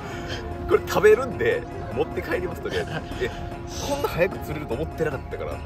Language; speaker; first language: Japanese; native; Japanese